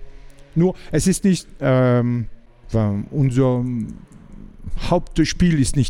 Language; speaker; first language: German; non-native, learner; French